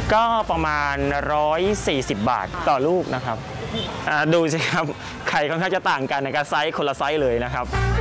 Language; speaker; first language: Thai; non-native, fluent; Khmer